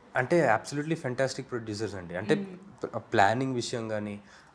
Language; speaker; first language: Telugu; native; Telugu